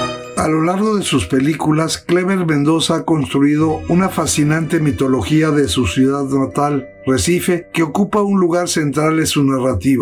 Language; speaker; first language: Spanish; native; Spanish